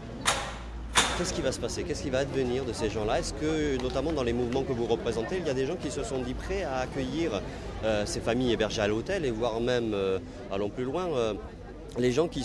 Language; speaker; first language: French; native; French